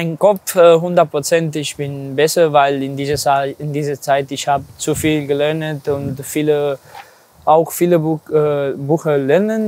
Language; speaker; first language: German; non-native, learner; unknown